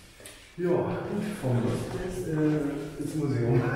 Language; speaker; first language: German; native; German